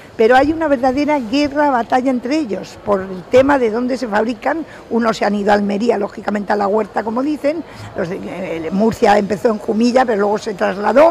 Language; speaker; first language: Spanish; native; Spanish